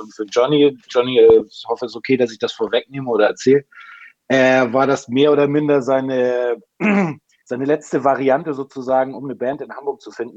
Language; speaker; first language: German; native; German